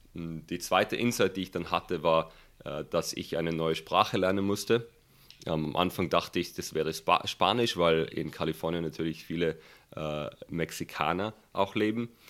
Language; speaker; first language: German; early bilingual, other home language; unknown